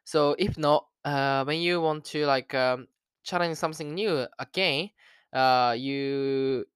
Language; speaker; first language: English; non-native, learner; Japanese